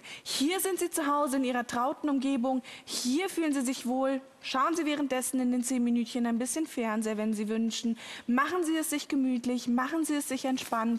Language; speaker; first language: German; native; German